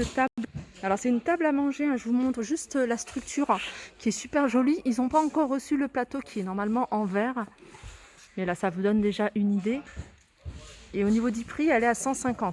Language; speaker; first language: French; native; French